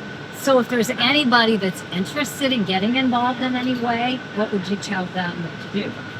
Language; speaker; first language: English; native; English